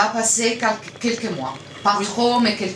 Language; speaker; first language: French; non-native, fluent; Italian